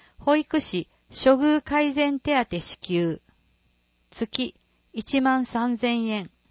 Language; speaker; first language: Japanese; native; Japanese